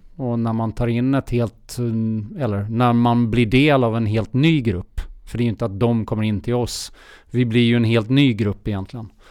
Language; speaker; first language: Swedish; early bilingual, heritage; Swedish